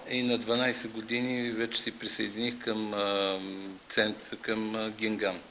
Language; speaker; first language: Bulgarian; native; Bulgarian